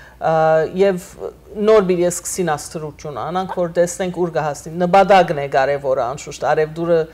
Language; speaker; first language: Armenian; native; Armenian